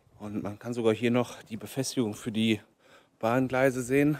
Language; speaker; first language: German; native; German